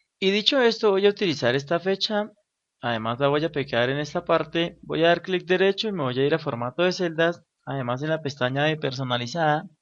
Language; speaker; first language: Spanish; native; Spanish